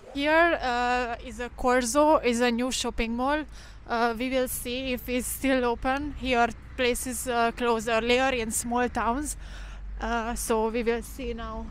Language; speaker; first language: English; non-native, fluent; Hungarian